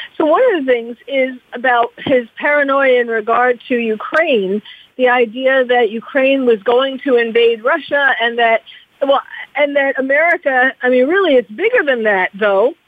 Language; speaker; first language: English; native; English